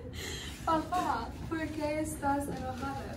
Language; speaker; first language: Spanish; non-native, learner; English